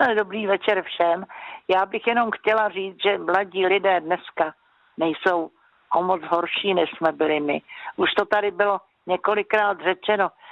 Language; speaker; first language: Czech; native; Czech